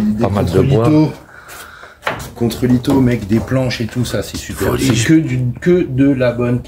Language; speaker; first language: French; native; French